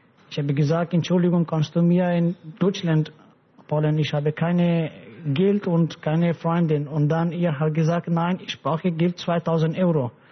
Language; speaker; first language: German; non-native, learner; Pashto